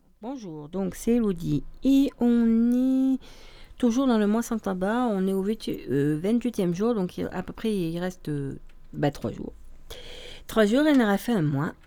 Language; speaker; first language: French; native; French